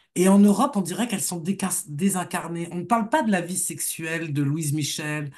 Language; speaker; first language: French; native; French